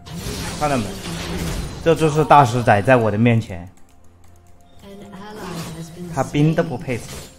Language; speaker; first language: Chinese; native; Chinese